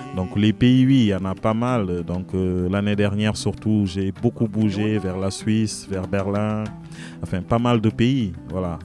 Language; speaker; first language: French; non-native, local second language; Wolof